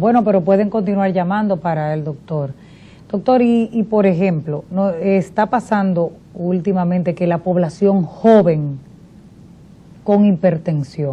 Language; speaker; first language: Spanish; native; Spanish